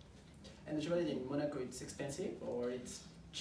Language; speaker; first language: English; non-native, learner; Spanish